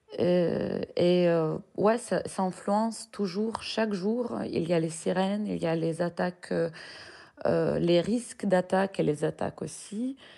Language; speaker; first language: French; non-native, fluent; Russian